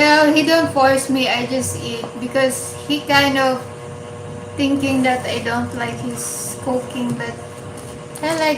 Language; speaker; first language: English; non-native, local second language; Filipino